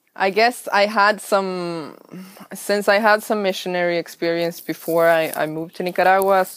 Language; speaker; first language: English; non-native, fluent; Swedish